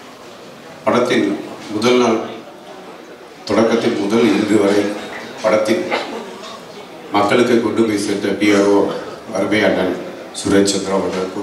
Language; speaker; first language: Tamil; native; Tamil